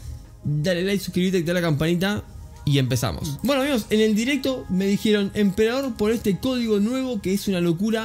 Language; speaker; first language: Spanish; native; Spanish